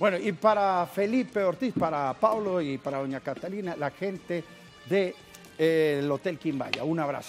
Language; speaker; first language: Spanish; native; Spanish